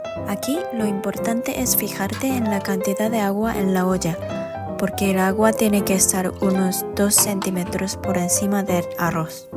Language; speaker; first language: Spanish; non-native, fluent; Japanese